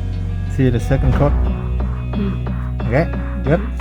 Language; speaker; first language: English; non-native, learner; Vietnamese